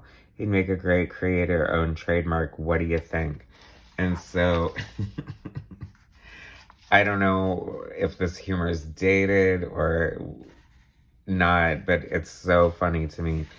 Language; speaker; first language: English; native; English